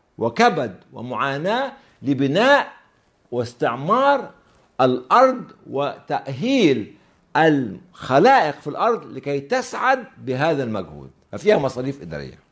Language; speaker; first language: Arabic; native; Arabic